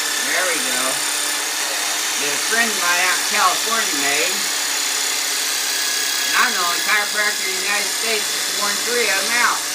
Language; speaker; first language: English; native; English